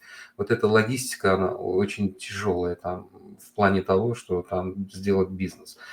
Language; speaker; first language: Russian; non-native, local second language; Uzbek